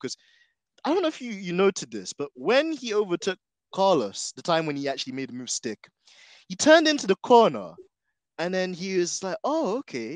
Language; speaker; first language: English; native; English